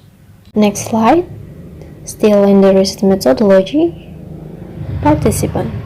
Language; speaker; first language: English; non-native, learner; Indonesian